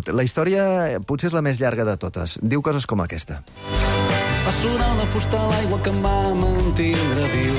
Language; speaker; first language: Catalan; native; Catalan